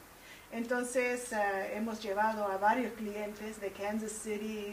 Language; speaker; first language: Spanish; early bilingual, heritage; Spanish